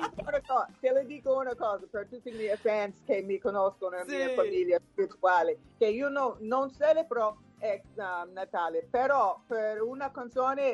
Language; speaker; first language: Italian; non-native, fluent; English